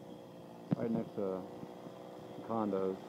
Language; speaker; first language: English; native; English